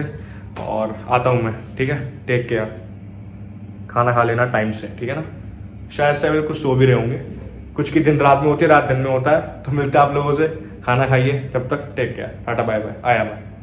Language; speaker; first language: Hindi; native; Hindi